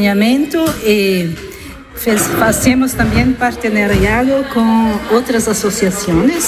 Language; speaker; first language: Spanish; non-native, learner; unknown